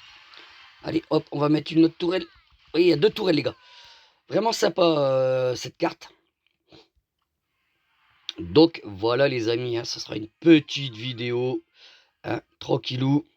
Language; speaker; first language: French; native; French